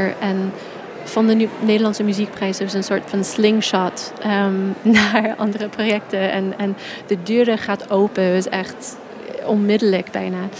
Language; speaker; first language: Dutch; non-native, fluent; English